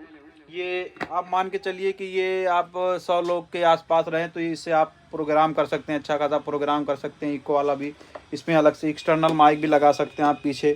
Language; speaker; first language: Hindi; native; Hindi